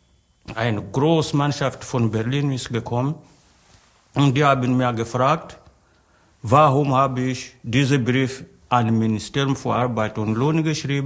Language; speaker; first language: German; non-native, learner; Portuguese